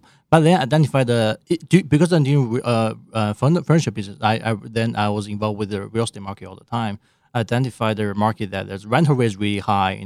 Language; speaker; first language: English; non-native, fluent; Chinese